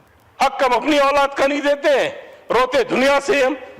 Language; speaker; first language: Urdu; non-native, local second language; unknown